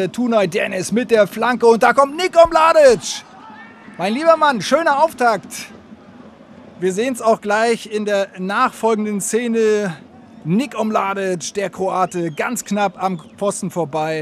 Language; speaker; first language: German; native; German